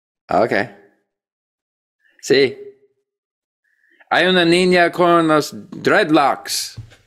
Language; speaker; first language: Spanish; non-native, learner; English